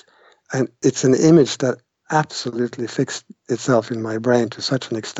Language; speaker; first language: English; non-native, fluent; Norwegian